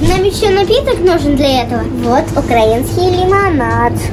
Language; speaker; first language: Russian; early bilingual, heritage; Russian